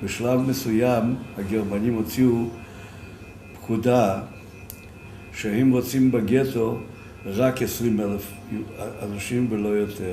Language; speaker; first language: Hebrew; non-native, fluent; Yiddish